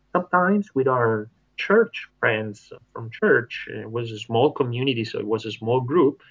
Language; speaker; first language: English; non-native, fluent; Italian